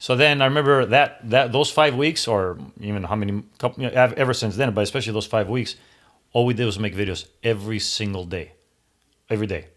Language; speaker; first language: English; early bilingual, other home language; Greek